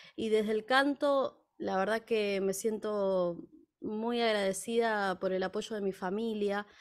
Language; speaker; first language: Spanish; native; Spanish